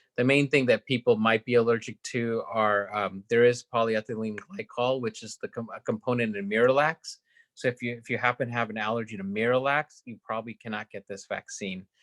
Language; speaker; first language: English; native; English